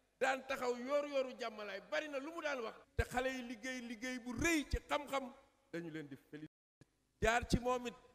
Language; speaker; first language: Wolof; native; Wolof